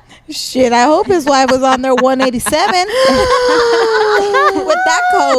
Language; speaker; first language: English; early bilingual, other home language; Spanish